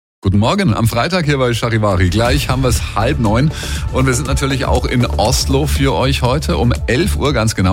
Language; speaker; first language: German; native; German